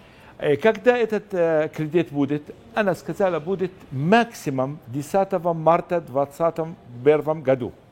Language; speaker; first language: Russian; non-native, learner; Arabic